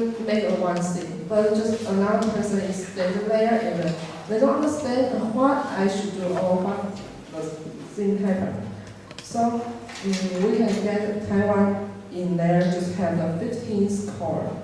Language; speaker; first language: English; non-native, learner; Chinese